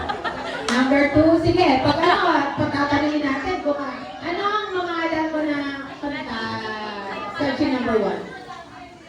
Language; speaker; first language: Filipino; native; Filipino